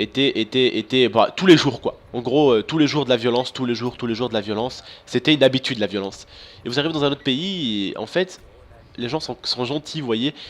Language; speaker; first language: French; early bilingual, other home language; Arabic